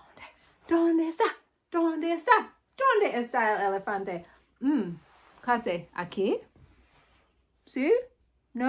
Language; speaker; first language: Spanish; non-native, fluent; English